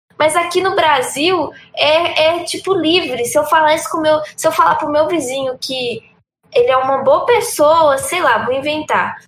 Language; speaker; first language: Portuguese; early bilingual, heritage; Portuguese